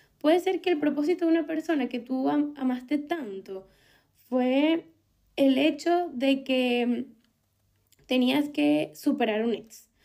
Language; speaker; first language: Spanish; native; Spanish